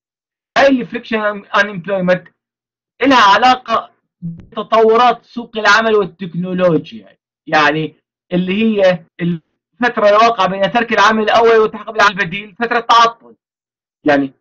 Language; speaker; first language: Arabic; native; Arabic